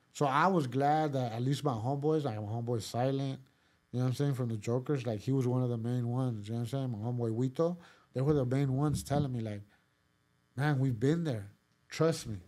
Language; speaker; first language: English; early bilingual, other home language; Spanish